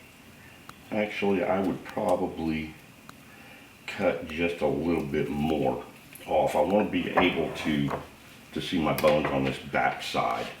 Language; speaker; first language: English; native; English